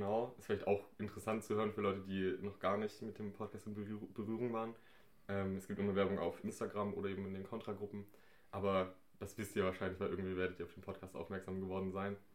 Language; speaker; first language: German; native; German